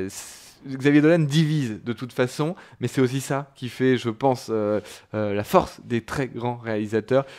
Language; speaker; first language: French; native; French